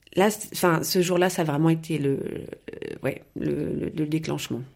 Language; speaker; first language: French; native; French